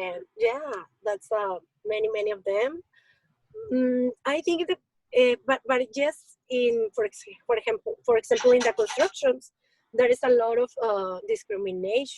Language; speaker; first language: English; non-native, learner; Spanish